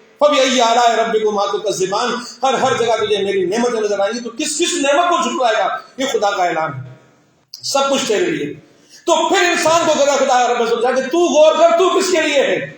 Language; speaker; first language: Urdu; non-native, local second language; Sindhi